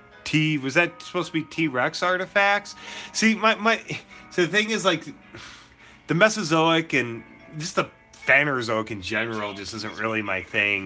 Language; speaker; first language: English; native; English